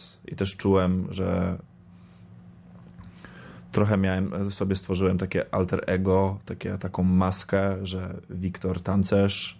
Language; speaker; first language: Polish; early bilingual, other home language; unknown